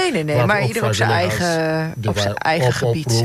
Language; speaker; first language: Dutch; native; Dutch